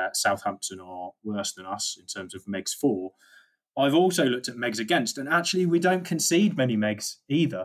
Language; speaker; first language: English; native; English